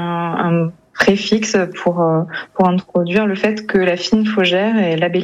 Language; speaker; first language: French; native; French